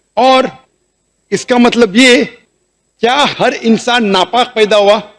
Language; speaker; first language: Urdu; non-native, local second language; Konkani